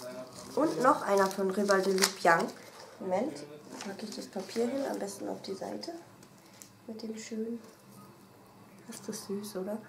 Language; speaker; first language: German; native; German